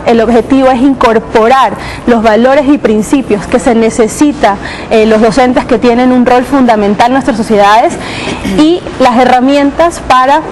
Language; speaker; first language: Spanish; native; Spanish